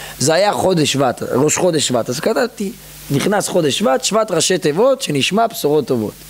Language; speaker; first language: Hebrew; native; Hebrew